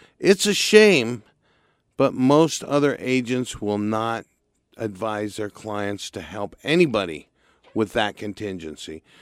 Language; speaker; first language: English; native; English